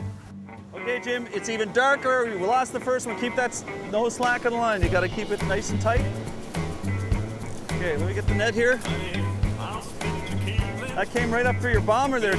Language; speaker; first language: English; native; English